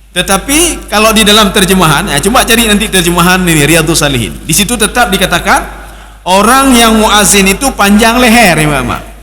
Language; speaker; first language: Malay; non-native, local second language; Achinese